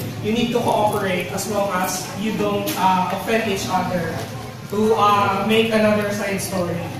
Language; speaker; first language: English; non-native, local second language; Filipino